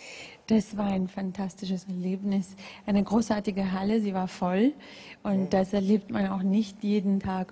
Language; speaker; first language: German; non-native, fluent; Georgian